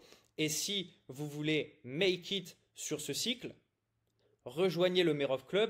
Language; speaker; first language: French; native; French